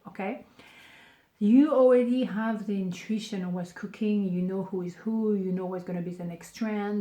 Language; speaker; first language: English; non-native, fluent; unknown